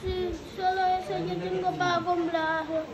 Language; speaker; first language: Spanish; early bilingual, other home language; Haitian Creole